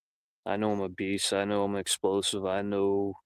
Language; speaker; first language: English; native; English